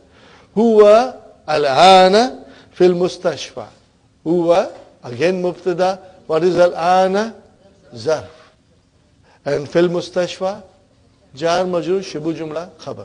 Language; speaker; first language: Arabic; non-native, fluent; English